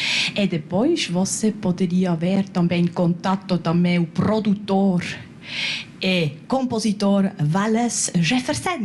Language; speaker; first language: Portuguese; non-native, learner; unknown